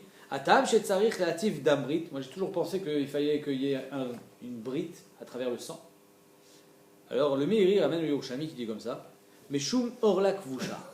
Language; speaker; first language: French; native; French